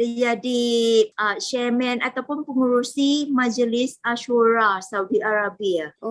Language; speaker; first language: Malay; native; Malay